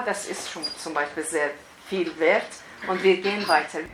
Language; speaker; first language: German; non-native, fluent; Persian